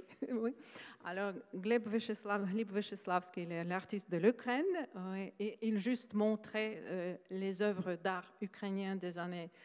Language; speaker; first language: French; non-native, fluent; Ukrainian